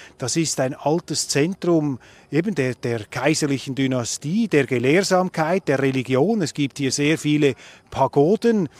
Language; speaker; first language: German; native; German